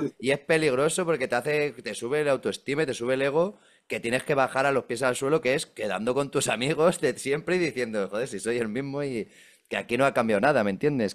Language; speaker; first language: Spanish; native; Spanish